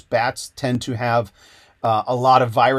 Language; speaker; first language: English; native; English